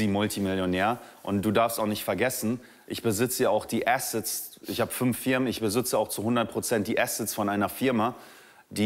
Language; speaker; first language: German; native; German